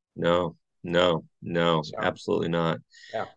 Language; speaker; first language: English; native; English